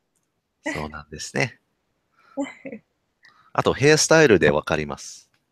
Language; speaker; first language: Japanese; non-native, learner; English